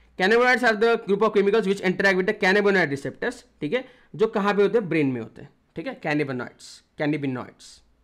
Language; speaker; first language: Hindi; non-native, local second language; Marathi